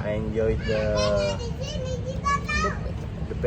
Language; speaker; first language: English; non-native, fluent; Indonesian